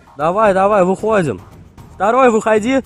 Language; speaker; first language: Russian; native; Russian